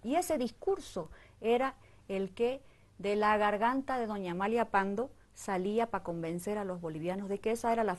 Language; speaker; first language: Spanish; native; Spanish